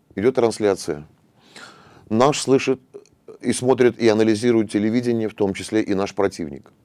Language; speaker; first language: Russian; non-native, local second language; Armenian